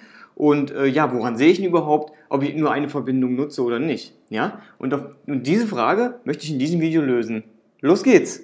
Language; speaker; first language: German; native; German